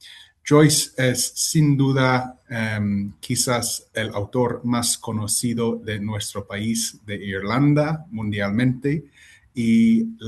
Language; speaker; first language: Spanish; non-native, fluent; English